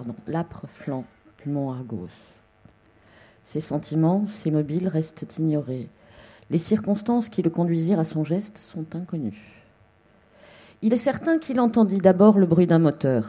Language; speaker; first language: French; native; French